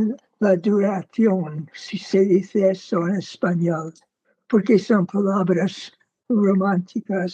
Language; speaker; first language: Spanish; non-native, fluent; English